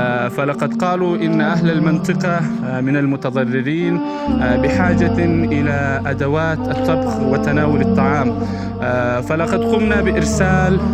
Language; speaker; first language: Arabic; non-native, fluent; Pashto